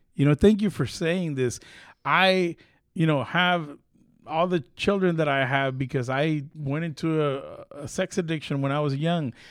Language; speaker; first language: English; early bilingual, other home language; Spanish